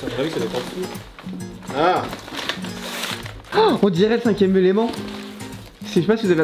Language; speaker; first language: French; native; French